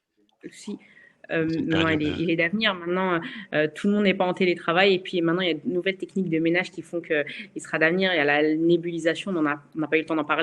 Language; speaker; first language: French; native; French